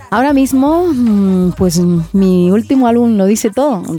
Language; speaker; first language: Spanish; native; Spanish